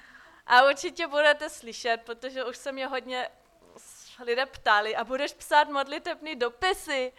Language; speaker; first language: Czech; non-native, fluent; German